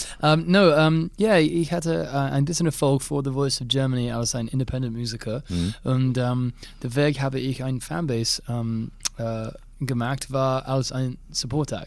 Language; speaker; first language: German; non-native, learner; English